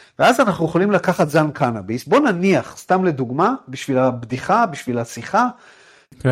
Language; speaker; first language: Hebrew; native; Hebrew